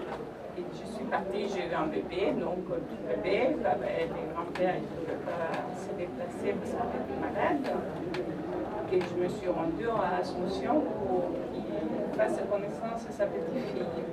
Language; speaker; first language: French; non-native, fluent; Spanish